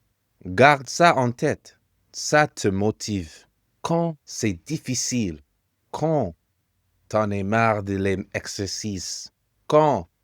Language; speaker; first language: French; non-native, fluent; English